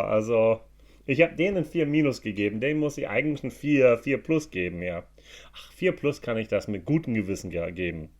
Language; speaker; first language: German; non-native, fluent; English